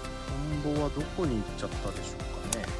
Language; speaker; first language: Japanese; native; Japanese